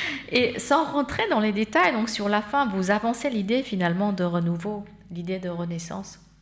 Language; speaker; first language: French; native; French